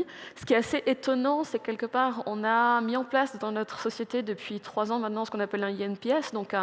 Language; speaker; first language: French; native; French